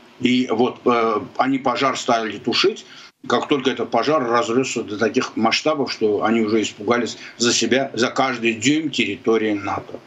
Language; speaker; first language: Russian; non-native, local second language; Azerbaijani